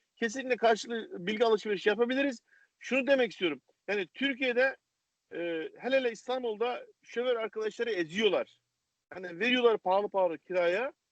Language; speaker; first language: Turkish; native; Turkish